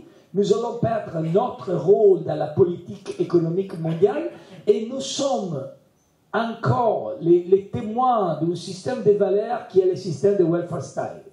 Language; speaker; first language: French; non-native, learner; Italian